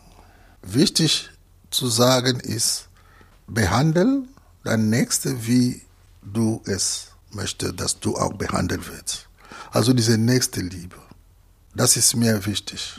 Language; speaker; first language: German; non-native, fluent; Lingala